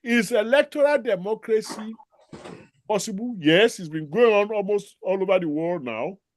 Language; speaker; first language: English; non-native, local second language; Yoruba